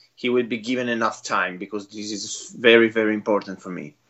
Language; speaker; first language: English; non-native, fluent; Italian